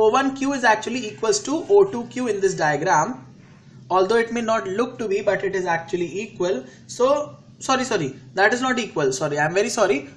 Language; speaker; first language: English; non-native, local second language; Hindi